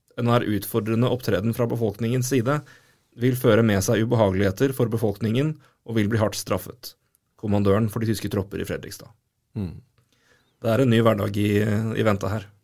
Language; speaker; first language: Norwegian; native; Norwegian